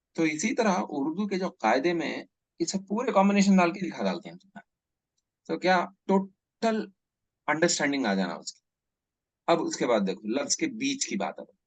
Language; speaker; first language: Hindi; non-native, local second language; Urdu